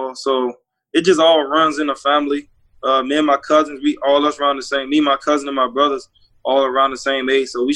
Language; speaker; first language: English; native; English